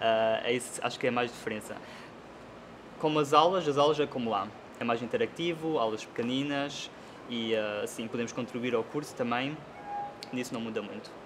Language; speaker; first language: Portuguese; early bilingual, heritage; Portuguese